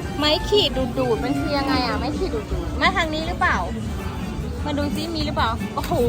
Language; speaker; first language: Thai; native; Thai